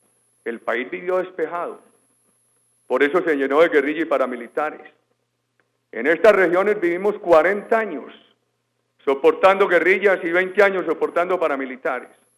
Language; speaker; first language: Spanish; native; Spanish